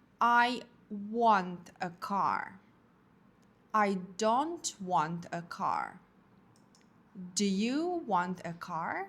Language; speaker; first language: English; non-native, fluent; Ukrainian